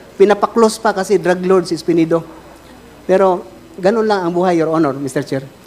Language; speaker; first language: Filipino; non-native, local second language; Cebuano